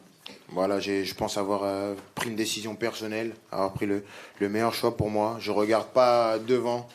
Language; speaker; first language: French; native; French